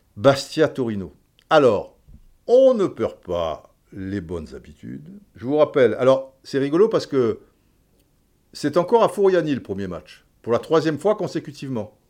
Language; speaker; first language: French; native; French